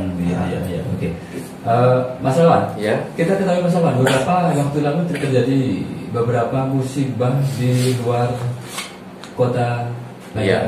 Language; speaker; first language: Indonesian; native; Indonesian